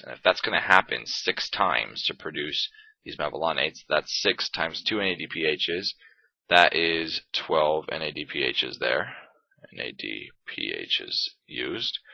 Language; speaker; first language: English; native; English